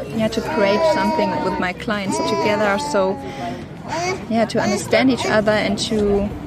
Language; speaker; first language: English; non-native, learner; German